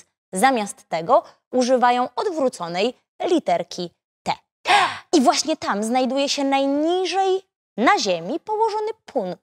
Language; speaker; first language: Polish; native; Polish